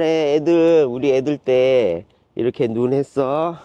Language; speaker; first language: Korean; native; Korean